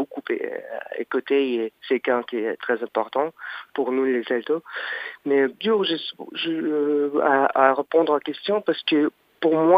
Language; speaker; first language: French; non-native, learner; Russian